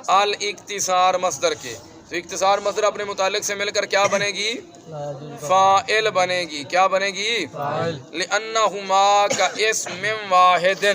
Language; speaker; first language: Urdu; non-native, local second language; Punjabi